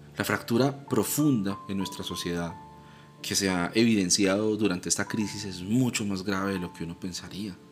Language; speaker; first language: Spanish; native; Spanish